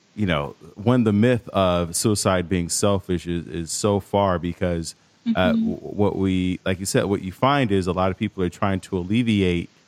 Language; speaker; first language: English; native; English